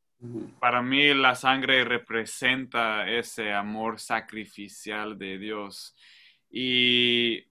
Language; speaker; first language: Spanish; non-native, fluent; English